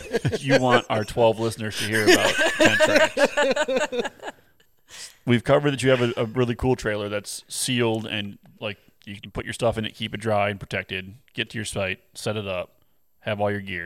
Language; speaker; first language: English; native; English